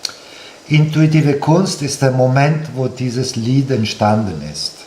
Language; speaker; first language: German; non-native, fluent; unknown